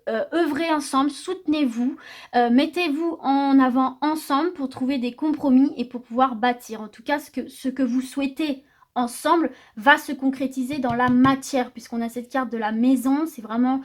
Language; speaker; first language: French; native; French